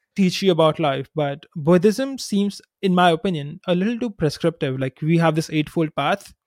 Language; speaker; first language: English; non-native, local second language; Hindi